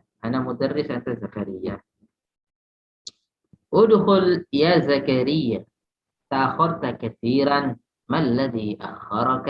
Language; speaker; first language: Arabic; non-native, fluent; Indonesian